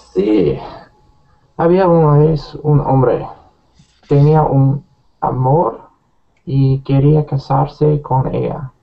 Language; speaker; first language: Spanish; non-native, learner; English